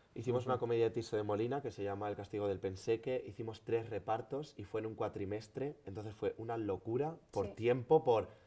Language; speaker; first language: Spanish; native; Spanish